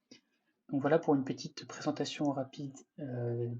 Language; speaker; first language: French; native; French